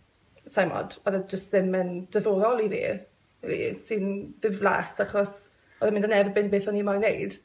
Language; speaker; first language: Welsh; non-native, local second language; English